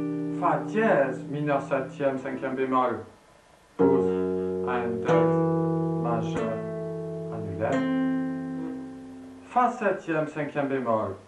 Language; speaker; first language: French; native; French